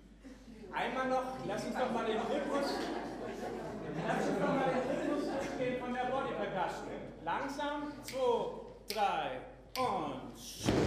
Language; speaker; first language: German; native; German